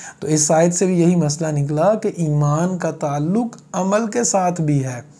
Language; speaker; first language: Urdu; non-native, local second language; Punjabi